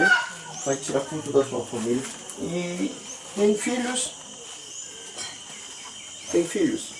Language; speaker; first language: Portuguese; non-native, learner; Korean